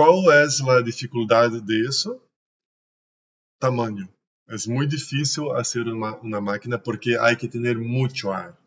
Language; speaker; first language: Spanish; non-native, learner; Portuguese